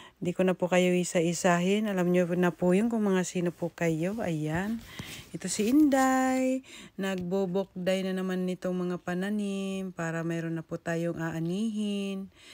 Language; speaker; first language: Filipino; non-native, local second language; Hiligaynon